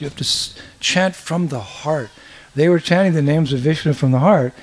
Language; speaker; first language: English; native; English